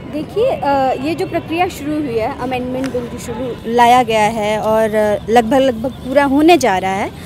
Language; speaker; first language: Hindi; native; Hindi